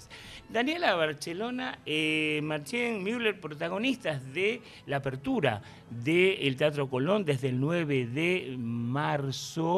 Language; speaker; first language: Spanish; native; Spanish